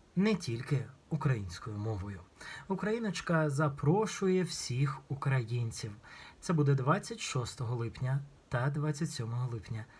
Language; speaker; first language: Ukrainian; non-native, local second language; Russian